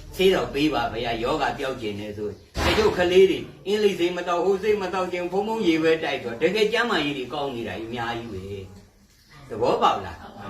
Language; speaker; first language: Burmese; native; Burmese